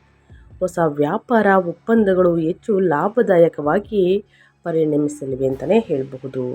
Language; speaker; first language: Kannada; native; Kannada